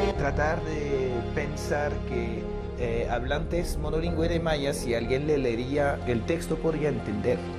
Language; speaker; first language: Spanish; non-native, fluent; French